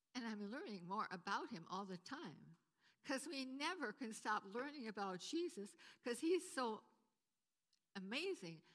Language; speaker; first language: English; native; English